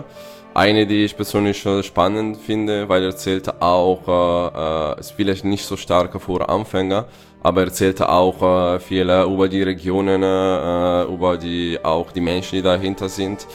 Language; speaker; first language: German; non-native, fluent; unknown